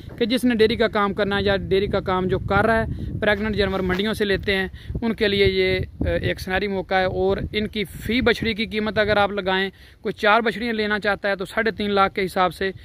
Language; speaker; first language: Urdu; non-native, local second language; Punjabi